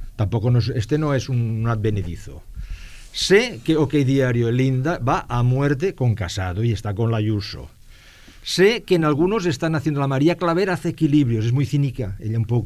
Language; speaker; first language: Spanish; non-native, local second language; Catalan